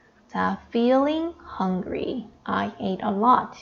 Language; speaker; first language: English; non-native, fluent; Korean